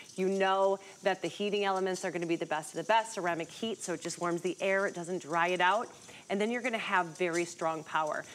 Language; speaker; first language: English; native; English